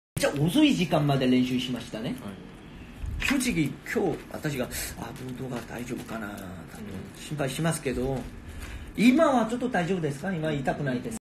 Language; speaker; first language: Japanese; non-native, learner; Korean